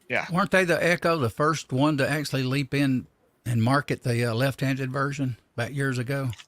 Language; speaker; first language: English; native; English